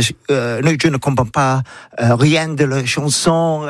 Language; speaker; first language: French; non-native, learner; English